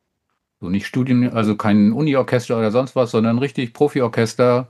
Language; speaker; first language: German; native; German